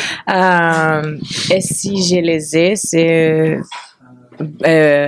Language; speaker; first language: French; non-native, fluent; Spanish